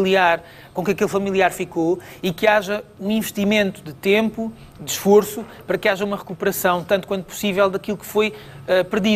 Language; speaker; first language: Portuguese; native; Portuguese